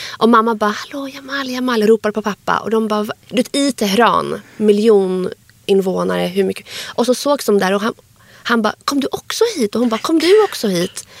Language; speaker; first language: Swedish; early bilingual, other home language; Arabic